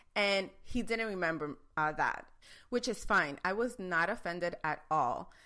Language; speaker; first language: English; native; English